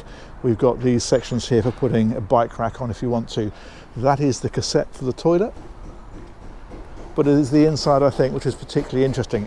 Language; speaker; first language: English; native; English